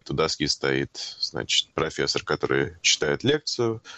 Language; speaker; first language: Russian; native; Russian